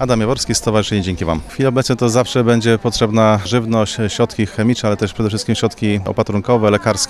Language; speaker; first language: Polish; native; Polish